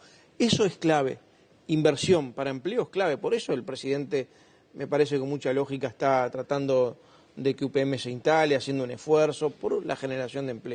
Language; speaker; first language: Spanish; native; Spanish